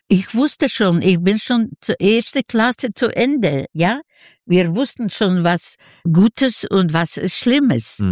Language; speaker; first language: German; non-native, fluent; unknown